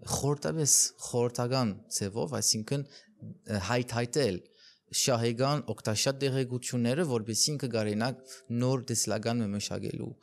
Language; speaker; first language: Armenian; early bilingual, heritage; Armenian